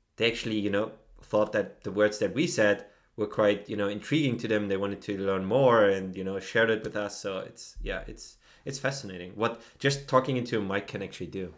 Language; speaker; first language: English; non-native, fluent; German